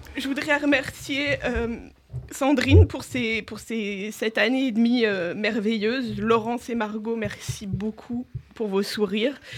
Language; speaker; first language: French; native; French